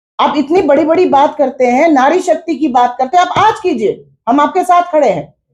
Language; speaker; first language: Hindi; non-native, local second language; Khasi